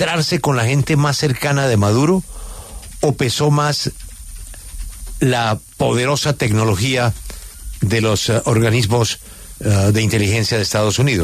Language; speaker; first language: Spanish; native; Spanish